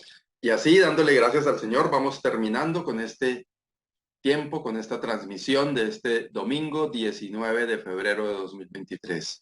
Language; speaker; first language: Spanish; native; Spanish